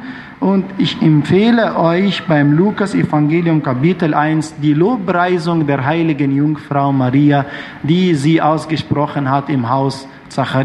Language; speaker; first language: German; non-native, fluent; Arabic